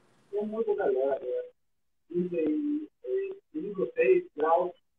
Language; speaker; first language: Portuguese; non-native, learner; Greek